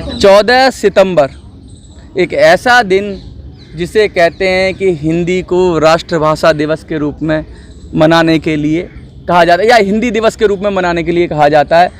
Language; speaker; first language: Hindi; native; Hindi